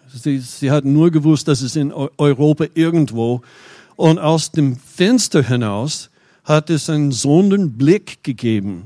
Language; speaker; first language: German; non-native, fluent; English